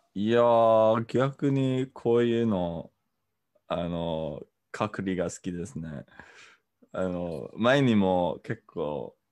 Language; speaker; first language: Japanese; non-native, fluent; English